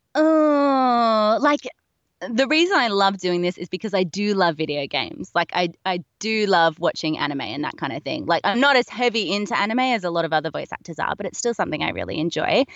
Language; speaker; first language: English; native; English